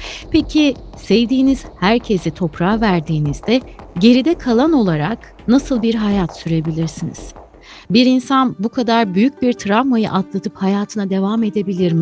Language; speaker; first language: Turkish; native; Turkish